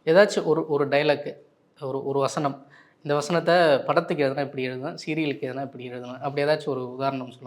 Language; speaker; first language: Tamil; native; Tamil